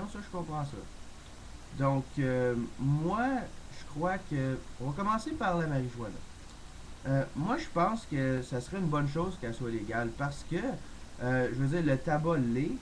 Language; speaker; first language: French; native; French